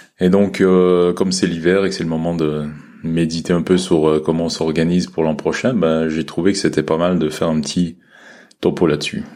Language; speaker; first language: French; native; French